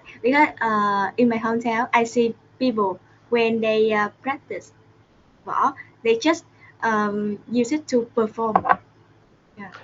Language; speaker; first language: English; non-native, learner; Vietnamese